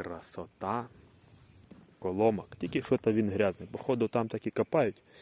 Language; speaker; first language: Ukrainian; non-native, local second language; Russian